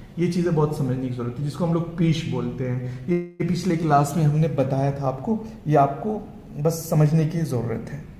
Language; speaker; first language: Hindi; native; Hindi